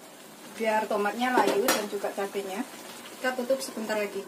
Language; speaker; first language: Indonesian; native; Indonesian